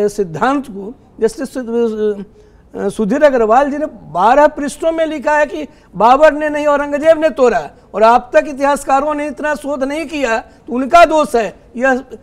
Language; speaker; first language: Hindi; native; Hindi